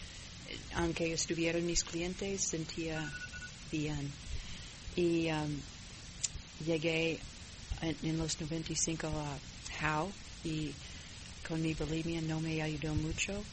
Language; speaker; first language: Spanish; non-native, fluent; English